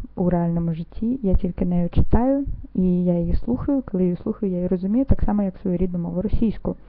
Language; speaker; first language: Ukrainian; non-native, local second language; Russian